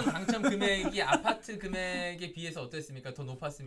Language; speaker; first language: Korean; native; Korean